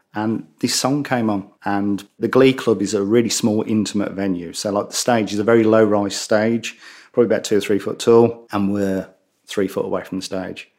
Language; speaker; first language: English; native; English